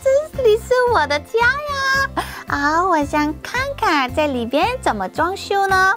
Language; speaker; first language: Chinese; non-native, fluent; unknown